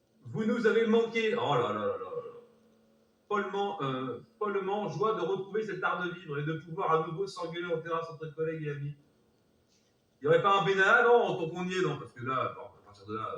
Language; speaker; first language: French; native; French